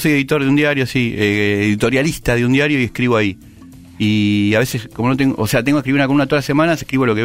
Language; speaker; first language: Spanish; native; Spanish